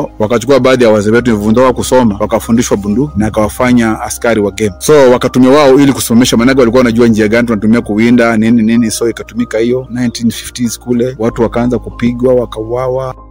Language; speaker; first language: Swahili; non-native, local second language; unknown